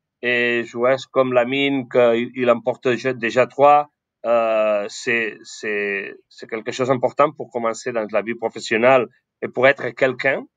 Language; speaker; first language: French; non-native, fluent; Spanish